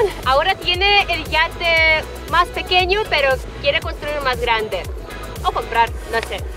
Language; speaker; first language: Spanish; non-native, fluent; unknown